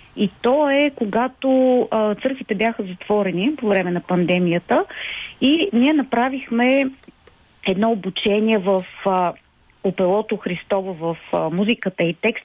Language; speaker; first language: Bulgarian; native; Bulgarian